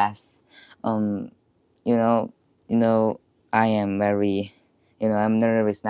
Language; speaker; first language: English; non-native, learner; Chinese